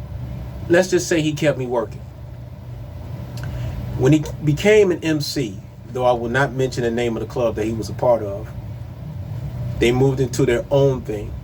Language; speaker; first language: English; native; English